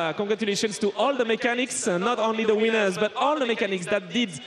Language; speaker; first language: English; non-native, fluent; French